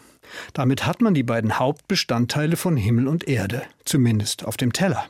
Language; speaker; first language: German; native; German